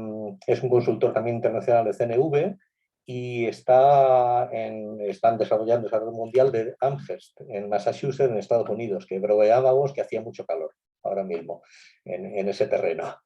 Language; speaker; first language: Spanish; native; Spanish